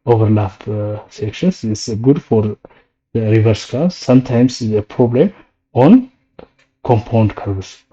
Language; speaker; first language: English; non-native, local second language; Amharic